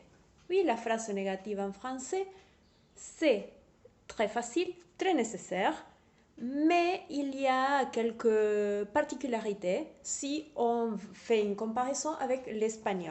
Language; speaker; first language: French; non-native, fluent; Spanish